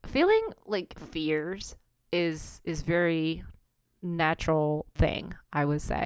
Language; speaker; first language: English; non-native, fluent; Korean